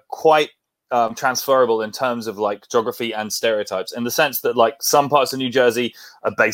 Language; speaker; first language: English; native; English